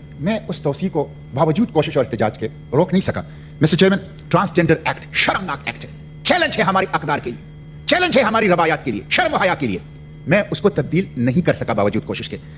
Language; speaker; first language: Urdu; non-native, local second language; Pashto